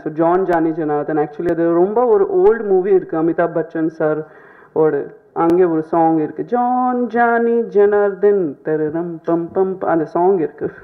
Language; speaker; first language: Tamil; non-native, fluent; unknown